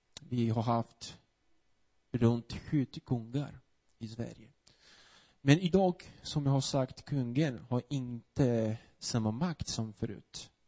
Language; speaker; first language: Swedish; non-native, fluent; Portuguese